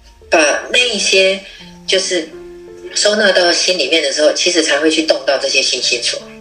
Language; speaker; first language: Chinese; native; Chinese